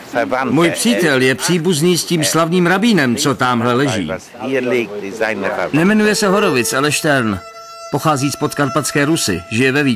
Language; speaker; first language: Czech; native; Czech